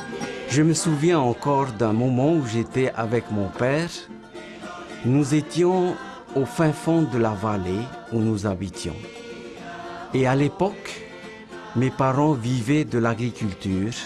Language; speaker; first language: French; native; French